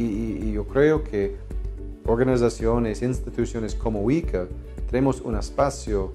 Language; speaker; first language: Spanish; non-native, fluent; English